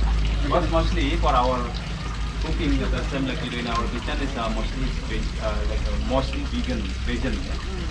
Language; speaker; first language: English; non-native, learner; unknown